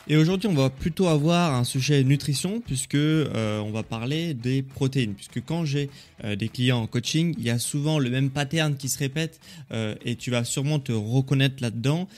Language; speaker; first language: French; native; French